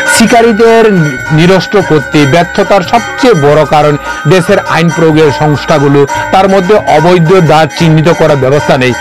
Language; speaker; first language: Bangla; non-native, local second language; Kok Borok